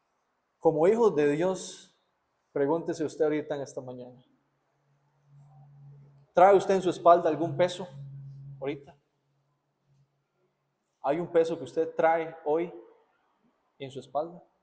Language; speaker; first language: Spanish; native; Spanish